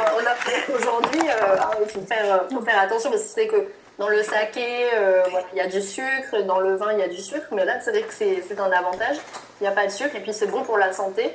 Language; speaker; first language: French; native; French